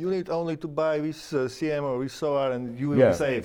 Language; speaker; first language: English; non-native, learner; Slovak